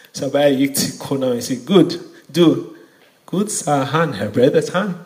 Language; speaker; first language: Norwegian; non-native, fluent; Yoruba